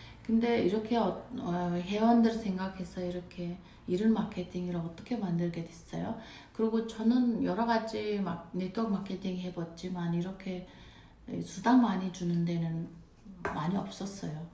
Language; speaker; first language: Korean; non-native, fluent; Mongolian